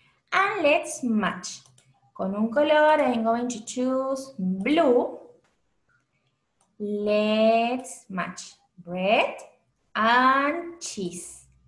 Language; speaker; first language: English; non-native, fluent; Spanish